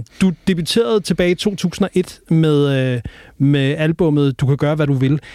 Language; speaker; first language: Danish; native; Danish